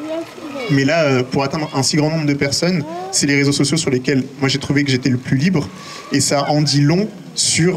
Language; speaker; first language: French; native; French